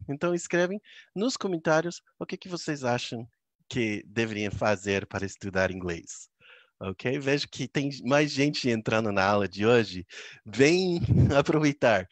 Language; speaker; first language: Portuguese; non-native, fluent; English